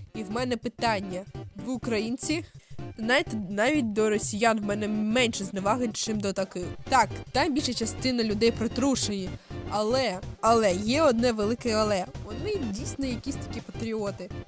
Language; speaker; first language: Ukrainian; non-native, local second language; Russian